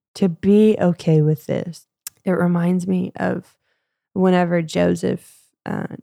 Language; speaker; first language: English; native; English